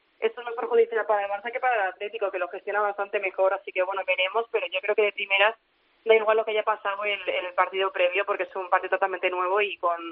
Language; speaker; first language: Spanish; native; Spanish